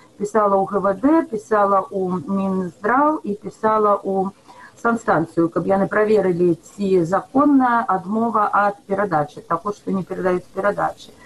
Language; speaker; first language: Belarusian; native; Belarusian